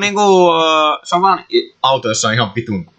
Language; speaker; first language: Finnish; native; Finnish